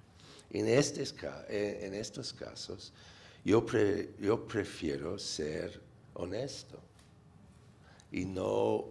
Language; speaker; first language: Spanish; non-native, fluent; English